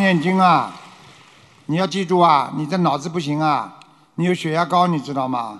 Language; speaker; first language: Chinese; native; Chinese